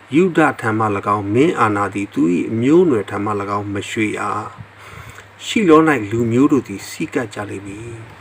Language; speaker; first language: Burmese; non-native, local second language; S'gaw Karen